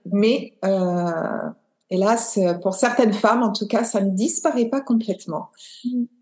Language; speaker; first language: French; native; French